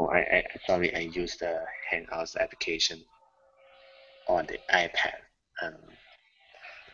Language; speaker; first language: English; non-native, learner; Thai